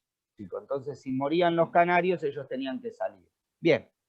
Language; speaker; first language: Spanish; native; Spanish